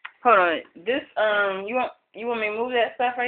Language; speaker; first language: English; native; English